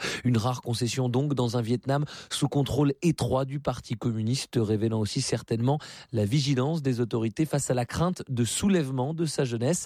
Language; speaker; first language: French; native; French